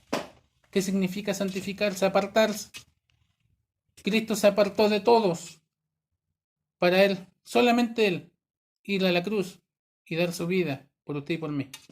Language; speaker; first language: Spanish; native; Spanish